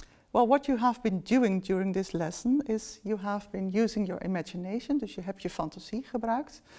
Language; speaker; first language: English; non-native, fluent; Dutch